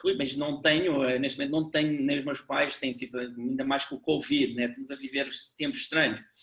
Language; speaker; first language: Portuguese; native; Portuguese